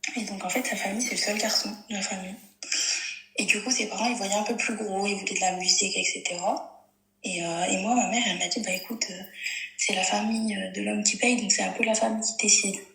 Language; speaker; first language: French; early bilingual, other home language; Arabic